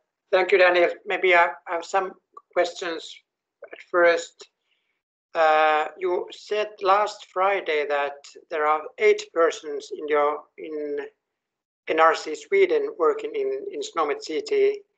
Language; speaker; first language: English; non-native, fluent; Finnish